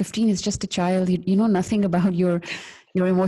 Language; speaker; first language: English; non-native, local second language; Urdu